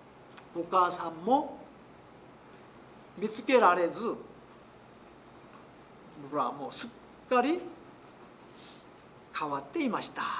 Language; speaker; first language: Japanese; non-native, fluent; Korean